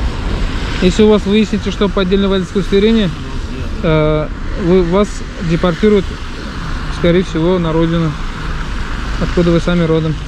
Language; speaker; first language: Russian; native; Russian